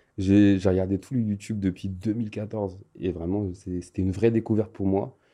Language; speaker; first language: French; non-native, local second language; Malagasy